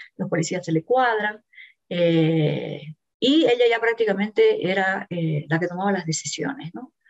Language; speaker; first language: Spanish; native; Spanish